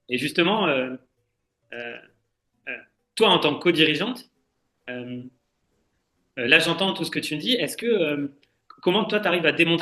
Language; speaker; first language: French; native; French